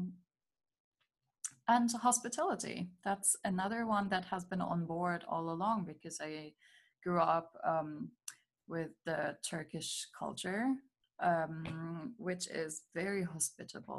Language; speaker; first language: English; non-native, fluent; German